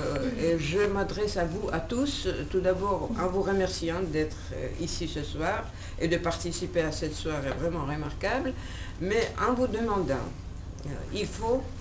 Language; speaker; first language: French; non-native, fluent; Georgian